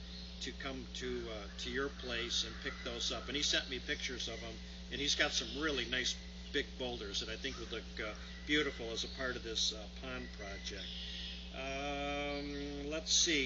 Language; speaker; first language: English; native; English